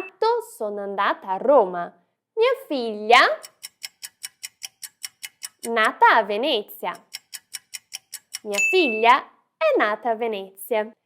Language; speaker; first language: Italian; non-native, fluent; Portuguese